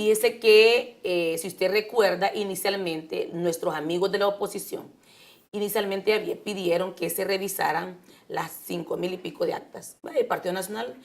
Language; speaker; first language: Spanish; native; Spanish